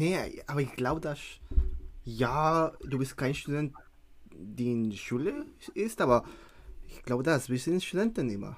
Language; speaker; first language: German; non-native, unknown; Spanish